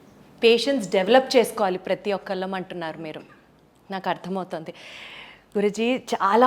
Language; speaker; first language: Telugu; native; Telugu